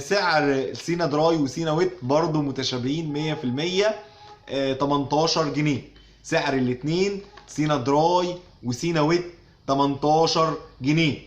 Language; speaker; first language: Arabic; native; Arabic